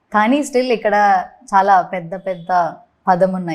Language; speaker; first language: Telugu; non-native, learner; Malayalam